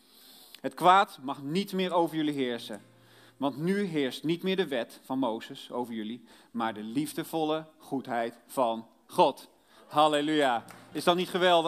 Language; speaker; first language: Dutch; native; Dutch